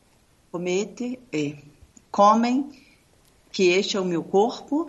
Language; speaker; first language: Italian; non-native, learner; Portuguese